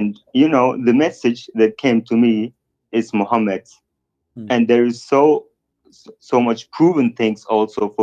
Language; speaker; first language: English; non-native, fluent; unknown